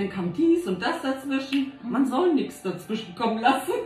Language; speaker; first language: German; native; German